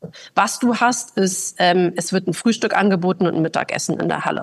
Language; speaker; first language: German; native; German